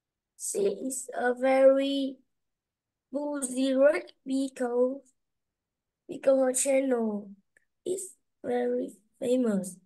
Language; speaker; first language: English; non-native, learner; Vietnamese